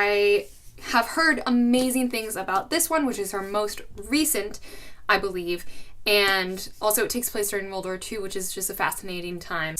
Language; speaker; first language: English; native; English